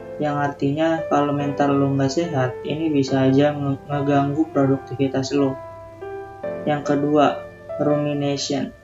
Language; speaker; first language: Indonesian; native; Indonesian